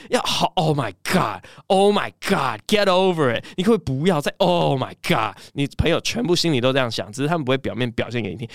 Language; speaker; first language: Chinese; early bilingual, other home language; English